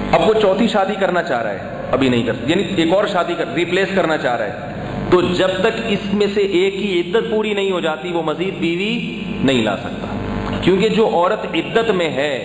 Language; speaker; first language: Urdu; native; Urdu